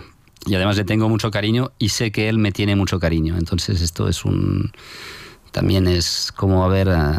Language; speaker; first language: Spanish; non-native, fluent; French